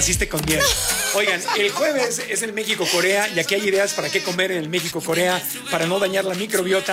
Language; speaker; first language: Spanish; native; Spanish